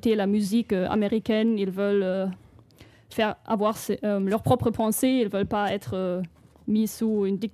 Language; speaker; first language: French; non-native, fluent; German